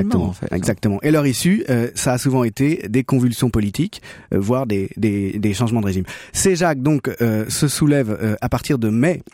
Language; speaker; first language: French; native; French